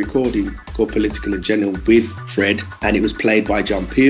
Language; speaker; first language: English; native; English